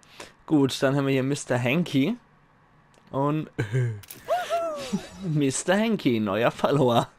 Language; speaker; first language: German; native; German